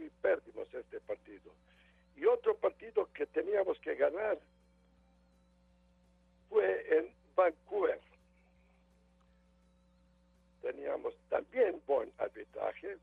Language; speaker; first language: Spanish; non-native, learner; Serbian